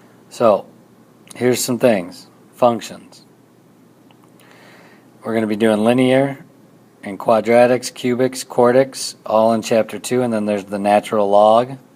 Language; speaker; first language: English; native; English